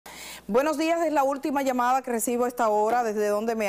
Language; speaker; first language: Spanish; native; Spanish